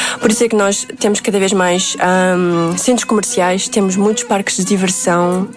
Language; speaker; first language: Portuguese; early bilingual, other home language; Uzbek